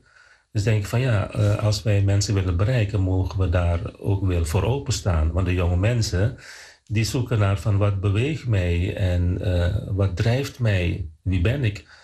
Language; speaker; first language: Dutch; non-native, fluent; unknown